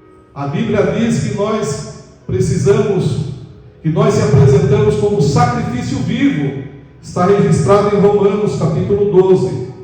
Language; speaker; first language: Portuguese; native; Portuguese